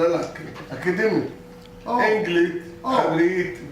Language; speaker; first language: Hebrew; non-native, local second language; Arabic